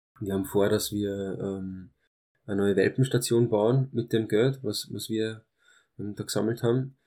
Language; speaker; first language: German; early bilingual, other home language; Hungarian